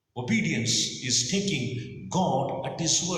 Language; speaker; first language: English; non-native, local second language; Kannada